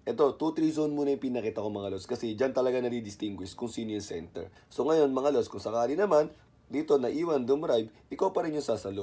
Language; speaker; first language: Filipino; native; Filipino